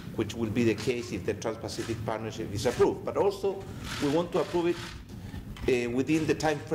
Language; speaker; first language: English; non-native, fluent; Spanish